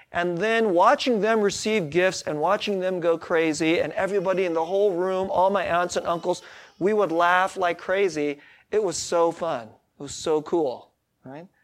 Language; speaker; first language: English; early bilingual, other home language; Korean